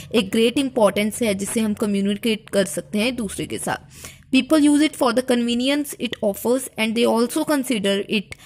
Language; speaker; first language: Hindi; native; Hindi